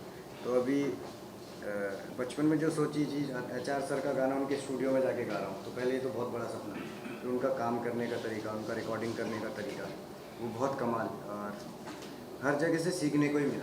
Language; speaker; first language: Hindi; native; Hindi